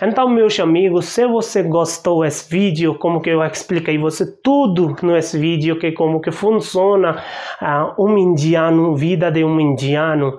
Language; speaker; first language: Portuguese; non-native, learner; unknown